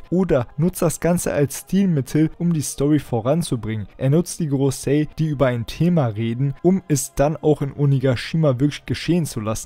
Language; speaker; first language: German; native; German